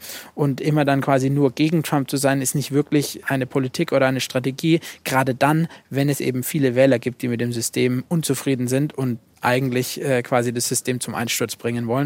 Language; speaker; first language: German; native; German